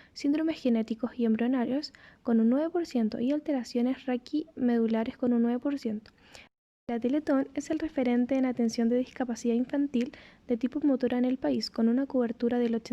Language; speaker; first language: Spanish; native; Spanish